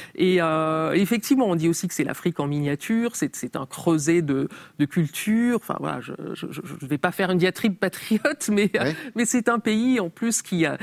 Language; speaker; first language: French; native; French